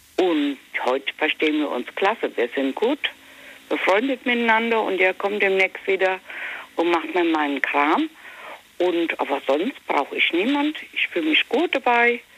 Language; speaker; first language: German; native; German